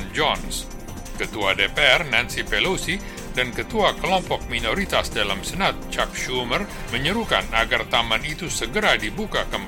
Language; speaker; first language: Indonesian; native; Indonesian